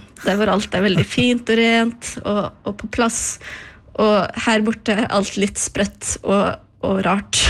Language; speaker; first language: Norwegian; early bilingual, other home language; Icelandic